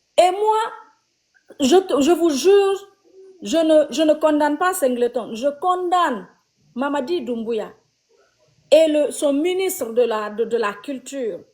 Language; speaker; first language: French; non-native, local second language; Fula